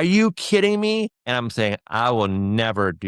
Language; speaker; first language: English; native; English